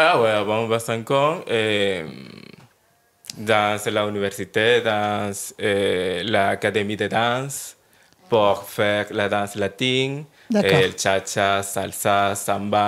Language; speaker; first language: French; non-native, learner; Spanish